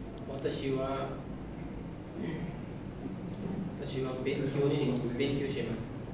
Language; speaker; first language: Japanese; non-native, learner; Bangla